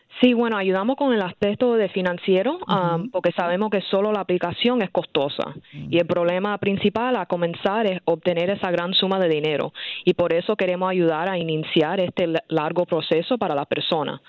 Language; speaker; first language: Spanish; early bilingual, heritage; Spanish